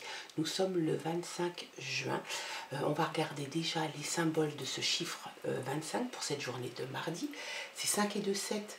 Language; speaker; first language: French; native; French